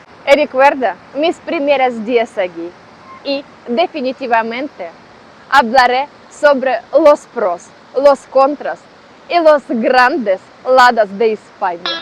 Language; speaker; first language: Spanish; non-native, learner; Russian